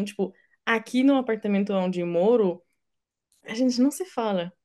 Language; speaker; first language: Portuguese; non-native, fluent; French